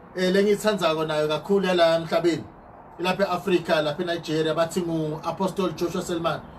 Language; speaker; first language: Zulu; non-native, local second language; Swati